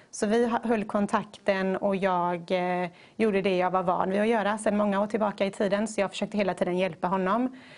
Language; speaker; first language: Swedish; native; Swedish